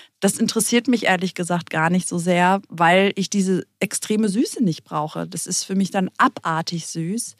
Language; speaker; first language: German; early bilingual, other home language; Greek